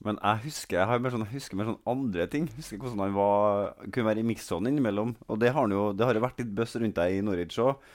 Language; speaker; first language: Norwegian; native; Norwegian